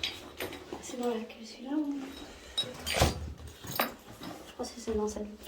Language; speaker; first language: French; native; French